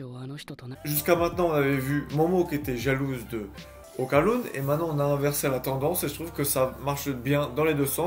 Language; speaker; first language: French; native; French